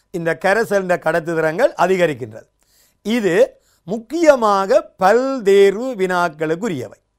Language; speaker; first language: Tamil; native; Tamil